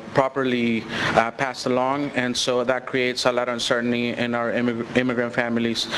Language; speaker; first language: English; early bilingual, other home language; Spanish